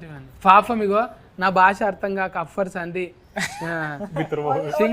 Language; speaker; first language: Telugu; native; Telugu